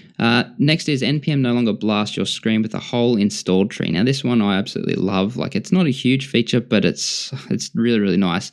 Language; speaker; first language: English; native; English